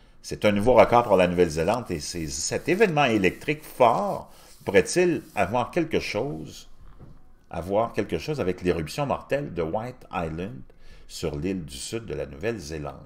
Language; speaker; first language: French; native; French